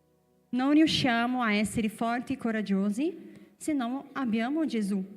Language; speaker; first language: Italian; non-native, fluent; Portuguese